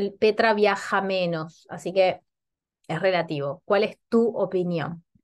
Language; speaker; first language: Spanish; native; Spanish